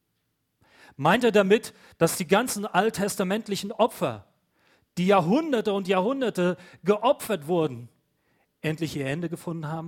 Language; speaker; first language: German; native; German